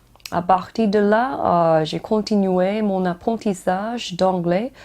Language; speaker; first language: French; non-native, learner; Chinese